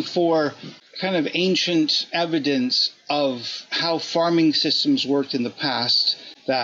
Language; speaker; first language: English; native; English